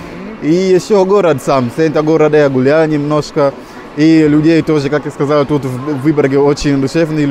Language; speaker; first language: Russian; non-native, fluent; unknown